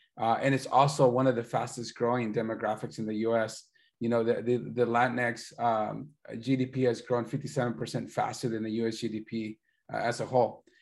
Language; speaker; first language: English; early bilingual, other home language; Spanish